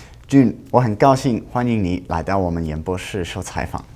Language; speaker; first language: Chinese; non-native, fluent; English